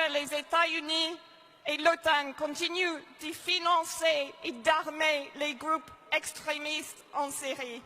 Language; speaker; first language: French; non-native, fluent; English